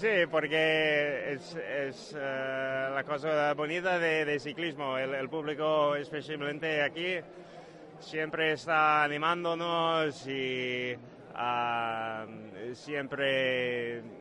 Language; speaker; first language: Spanish; non-native, learner; English